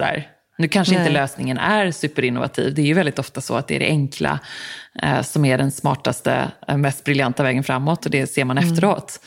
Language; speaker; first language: Swedish; native; Swedish